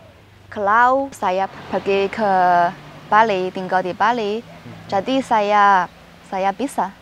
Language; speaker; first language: Indonesian; non-native, learner; Chinese